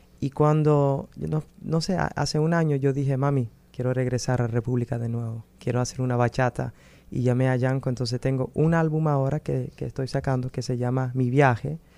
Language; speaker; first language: Spanish; early bilingual, heritage; Spanish